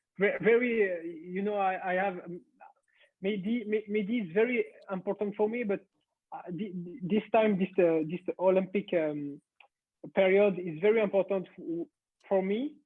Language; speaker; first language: English; non-native, learner; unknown